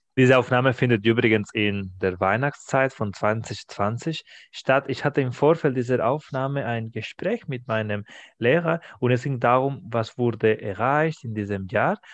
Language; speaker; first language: German; non-native, fluent; Spanish